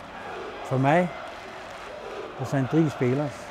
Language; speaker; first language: Dutch; non-native, fluent; Danish